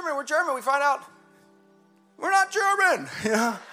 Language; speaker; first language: English; early bilingual, other home language; German